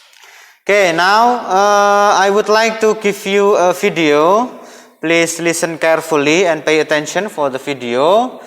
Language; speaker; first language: English; non-native, fluent; Indonesian